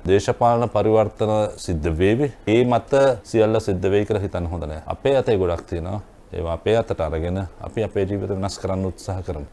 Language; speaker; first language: Sinhala; non-native, local second language; Tamil